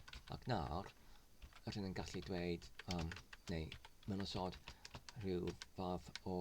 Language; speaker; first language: Welsh; non-native, learner; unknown